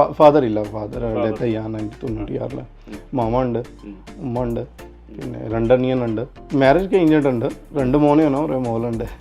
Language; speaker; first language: Malayalam; non-native, fluent; Punjabi